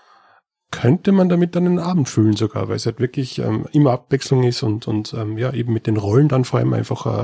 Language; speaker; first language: German; native; German